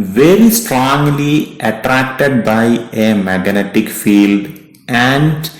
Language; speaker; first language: English; non-native, local second language; Malayalam